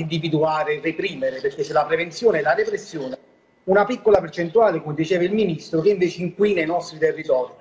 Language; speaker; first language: Italian; native; Italian